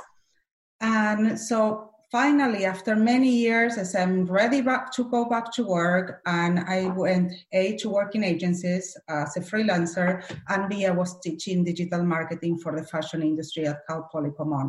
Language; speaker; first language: English; non-native, fluent; Spanish